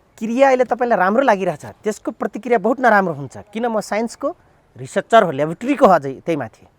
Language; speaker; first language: Nepali; non-native, local second language; Dangaura Tharu